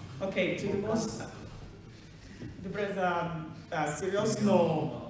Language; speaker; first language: Bulgarian; non-native, learner; Macedonian